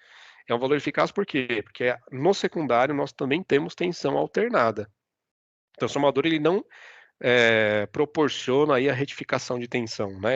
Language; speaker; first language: Portuguese; native; Portuguese